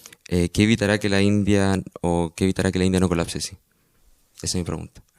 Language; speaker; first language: Spanish; native; Spanish